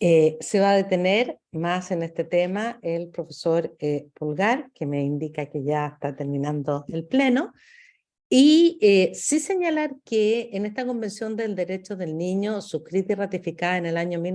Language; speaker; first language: Spanish; native; Spanish